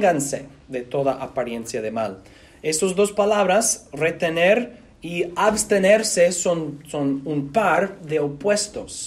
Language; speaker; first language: Spanish; non-native, fluent; English